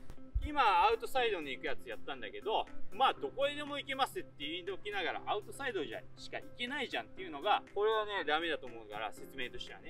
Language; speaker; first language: Japanese; native; Japanese